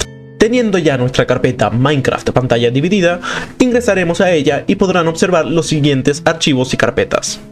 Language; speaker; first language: Spanish; native; Spanish